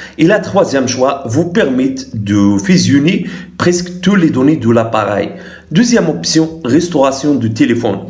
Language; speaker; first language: French; non-native, local second language; Arabic